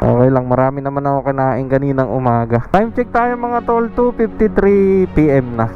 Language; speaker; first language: Filipino; native; Filipino